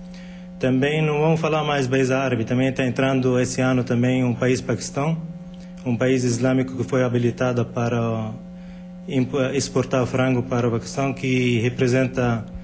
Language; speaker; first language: Portuguese; non-native, fluent; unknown